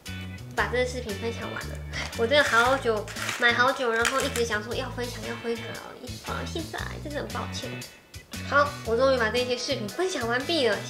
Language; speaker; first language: Chinese; native; Chinese